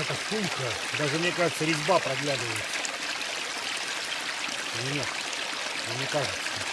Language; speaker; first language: Russian; native; Russian